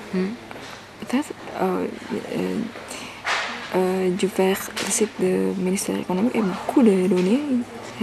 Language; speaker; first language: French; non-native, learner; Indonesian